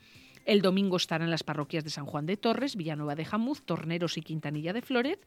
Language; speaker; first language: Spanish; native; Spanish